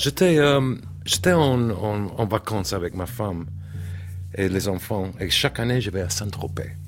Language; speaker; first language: French; non-native, learner; English